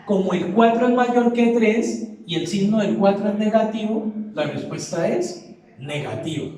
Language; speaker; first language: Spanish; native; Spanish